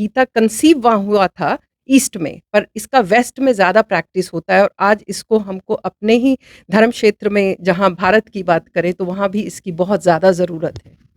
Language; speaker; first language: Hindi; native; Hindi